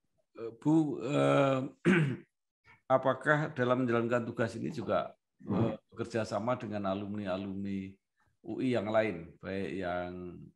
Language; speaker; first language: Indonesian; native; Indonesian